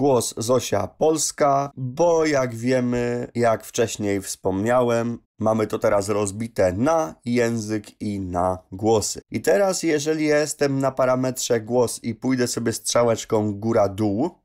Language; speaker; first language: Polish; native; Polish